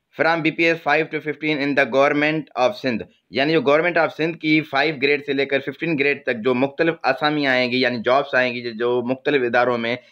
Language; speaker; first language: Urdu; non-native, local second language; Sindhi